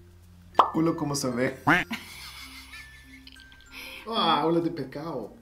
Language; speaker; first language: Spanish; non-native, learner; German